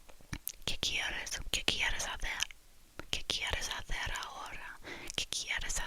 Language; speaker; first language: Spanish; non-native, learner; English